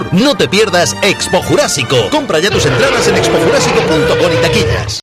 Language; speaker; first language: Spanish; native; Spanish